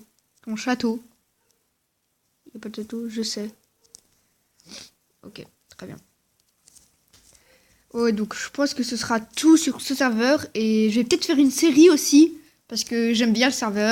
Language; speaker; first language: French; native; French